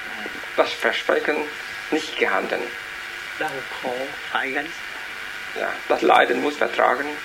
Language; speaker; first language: German; non-native, learner; Vietnamese